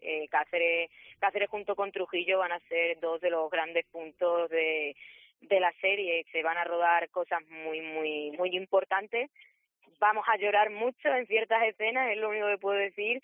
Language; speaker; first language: Spanish; native; Spanish